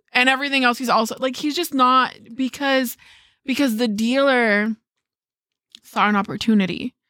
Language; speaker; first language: English; early bilingual, other home language; Spanish